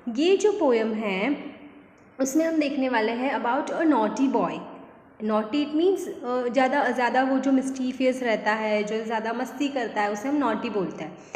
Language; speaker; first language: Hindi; non-native, local second language; Gujarati